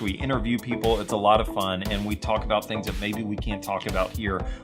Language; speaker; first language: English; native; English